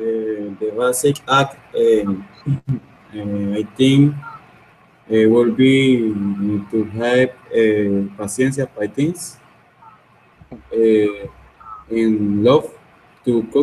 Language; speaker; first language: English; non-native, learner; Spanish